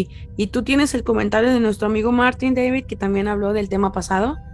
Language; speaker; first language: Spanish; native; Spanish